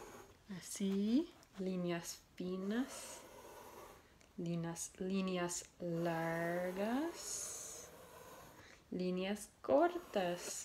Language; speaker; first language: Spanish; non-native, fluent; English